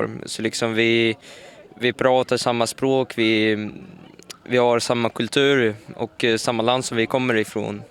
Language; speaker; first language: Swedish; early bilingual, other home language; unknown